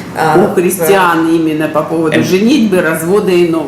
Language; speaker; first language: Russian; native; Russian